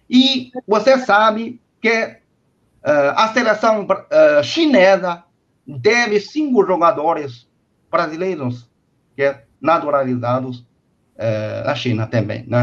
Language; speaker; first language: Portuguese; non-native, fluent; Chinese